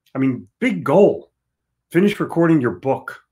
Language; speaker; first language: English; native; English